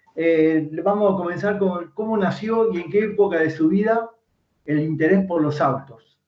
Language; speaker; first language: Spanish; native; Spanish